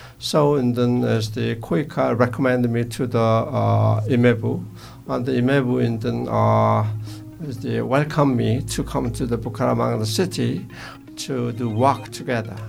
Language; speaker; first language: English; non-native, learner; Korean